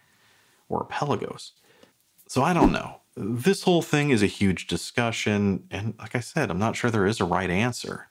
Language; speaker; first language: English; native; English